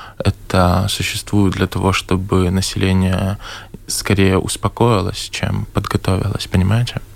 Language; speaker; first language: Russian; native; Russian